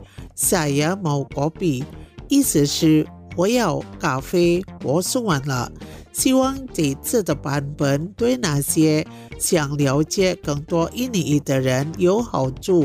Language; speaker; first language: Chinese; non-native, fluent; Indonesian